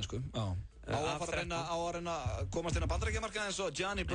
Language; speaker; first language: Icelandic; native; Icelandic